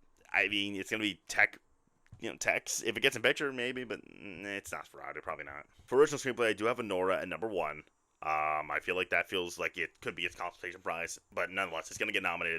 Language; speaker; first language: English; native; English